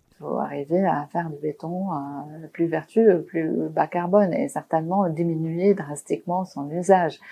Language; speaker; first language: French; non-native, local second language; Arabic